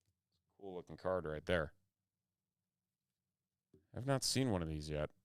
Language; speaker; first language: English; native; English